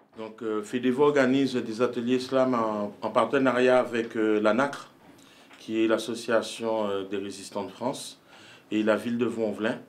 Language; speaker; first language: French; native; French